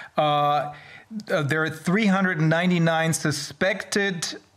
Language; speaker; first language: English; non-native, fluent; German